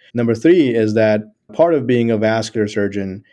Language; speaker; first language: English; non-native, local second language; Gujarati